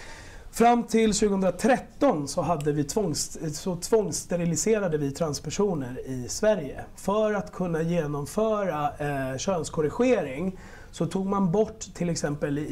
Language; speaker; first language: Swedish; early bilingual, other home language; Spanish